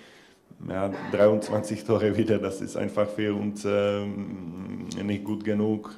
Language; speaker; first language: German; non-native, fluent; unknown